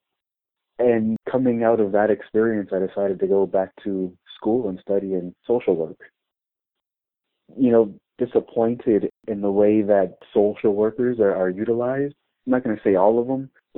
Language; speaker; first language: English; native; English